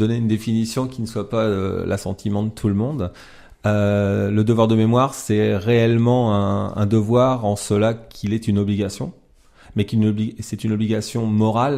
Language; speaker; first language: French; native; French